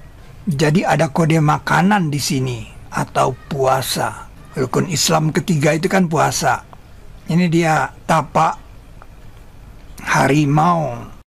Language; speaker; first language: Indonesian; native; Indonesian